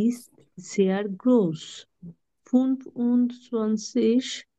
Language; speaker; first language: German; non-native, learner; Bangla